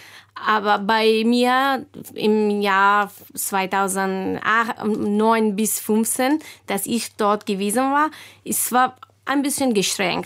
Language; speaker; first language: German; non-native, learner; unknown